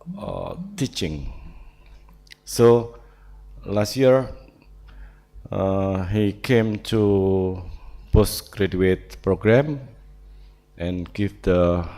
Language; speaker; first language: English; non-native, learner; Indonesian